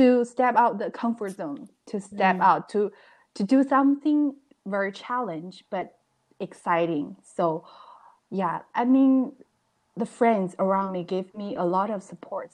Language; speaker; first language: English; non-native, learner; Chinese